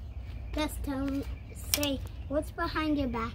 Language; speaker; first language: English; early bilingual, other home language; Russian